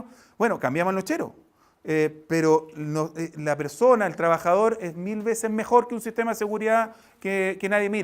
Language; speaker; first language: Spanish; native; Spanish